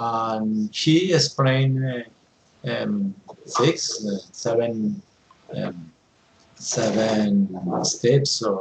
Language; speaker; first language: English; non-native, learner; Spanish